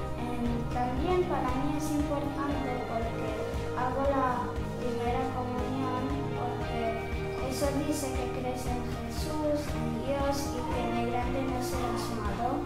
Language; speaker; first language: Spanish; early bilingual, other home language; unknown